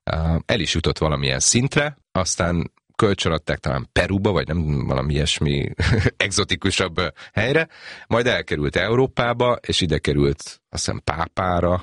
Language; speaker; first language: Hungarian; native; Hungarian